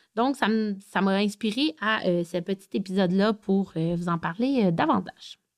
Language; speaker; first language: French; native; French